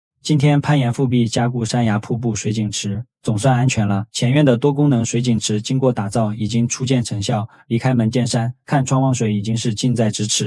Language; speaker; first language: Chinese; native; Chinese